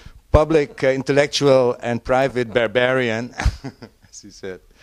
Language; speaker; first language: English; non-native, fluent; Dutch